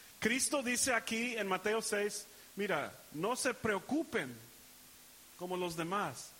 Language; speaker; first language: Spanish; early bilingual, heritage; Spanish